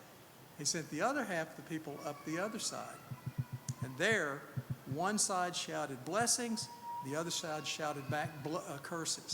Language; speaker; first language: English; native; English